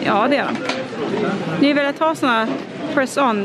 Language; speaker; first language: Swedish; native; Swedish